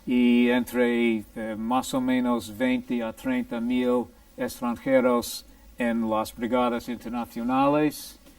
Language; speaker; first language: Spanish; non-native, fluent; English